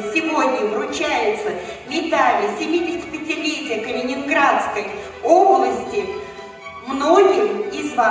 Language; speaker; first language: Russian; native; Russian